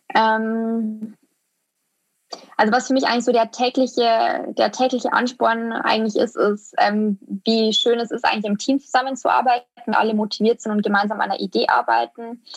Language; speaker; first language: German; native; German